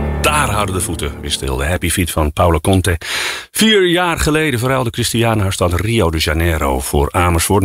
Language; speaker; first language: Dutch; native; Dutch